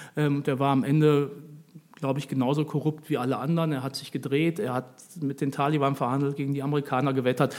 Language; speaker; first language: German; native; German